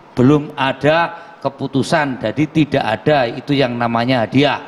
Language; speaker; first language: Indonesian; native; Indonesian